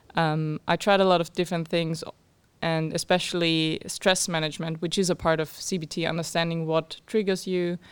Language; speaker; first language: English; non-native, fluent; German